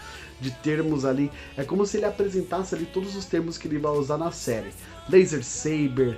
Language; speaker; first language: Portuguese; native; Portuguese